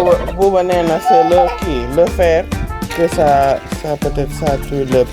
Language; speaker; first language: French; non-native, learner; English